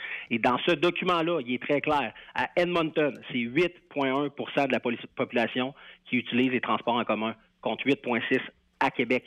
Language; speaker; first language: French; native; French